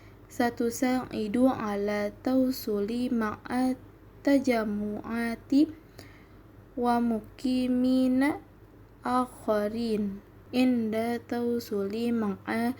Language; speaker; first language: Arabic; non-native, learner; Indonesian